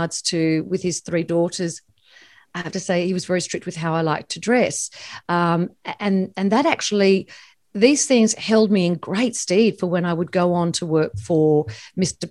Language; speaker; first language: English; native; English